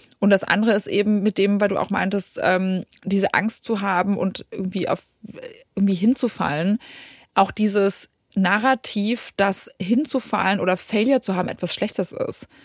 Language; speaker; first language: German; early bilingual, other home language; Polish